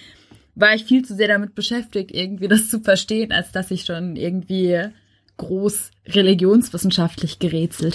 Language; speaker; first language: German; native; German